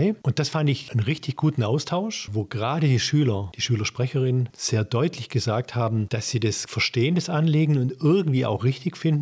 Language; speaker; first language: German; native; German